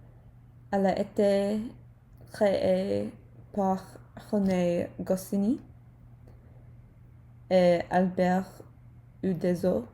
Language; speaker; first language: French; non-native, learner; English